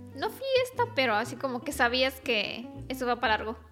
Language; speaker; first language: Spanish; non-native, fluent; Romanian